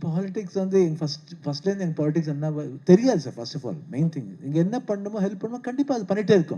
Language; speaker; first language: Tamil; non-native, local second language; Kannada